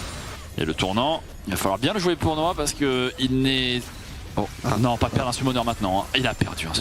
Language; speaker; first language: French; native; French